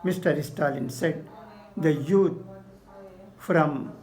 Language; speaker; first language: English; non-native, local second language; Urdu